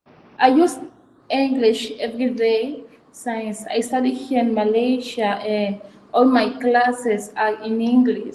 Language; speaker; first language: English; non-native, fluent; Fang